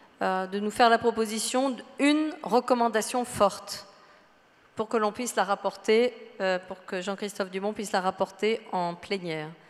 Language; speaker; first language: French; native; French